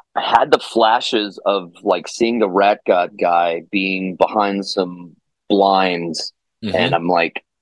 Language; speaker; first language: English; native; English